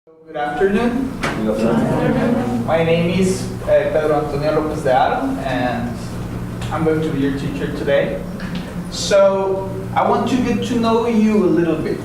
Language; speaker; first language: English; non-native, fluent; Spanish